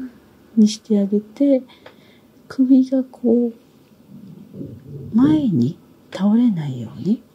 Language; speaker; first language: Japanese; native; Japanese